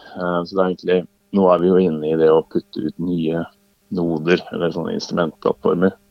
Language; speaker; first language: Norwegian; native; Norwegian